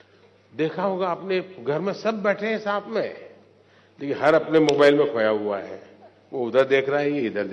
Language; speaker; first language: Hindi; non-native, local second language; Gujarati